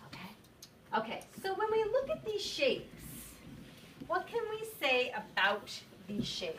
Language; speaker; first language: English; native; English